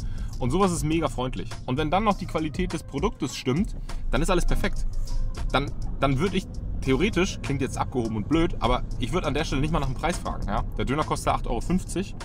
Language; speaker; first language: German; native; German